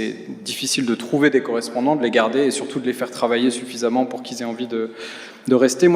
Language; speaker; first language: French; native; French